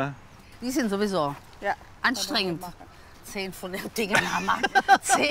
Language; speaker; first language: German; native; German